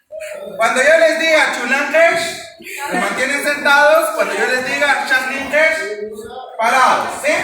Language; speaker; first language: Spanish; non-native, local second language; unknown